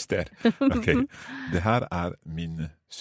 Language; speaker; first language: Swedish; non-native, learner; English